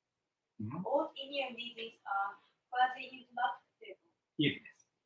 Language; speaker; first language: English; non-native, learner; Japanese